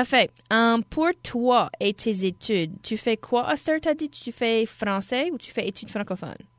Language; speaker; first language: French; non-native, local second language; English